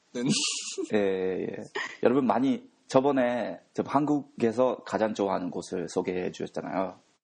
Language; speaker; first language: Korean; non-native, fluent; Japanese